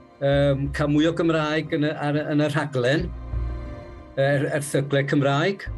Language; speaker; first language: Welsh; non-native, local second language; English